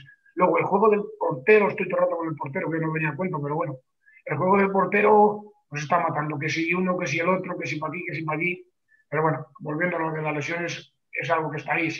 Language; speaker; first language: Spanish; native; Spanish